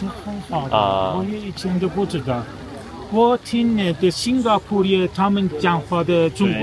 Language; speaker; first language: Chinese; non-native, learner; Persian